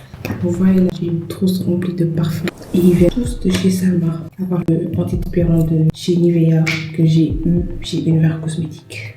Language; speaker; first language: French; non-native, local second language; Wolof